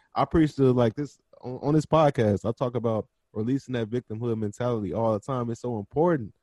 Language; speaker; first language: English; native; English